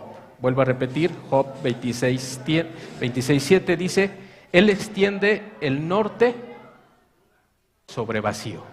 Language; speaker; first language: Spanish; native; Spanish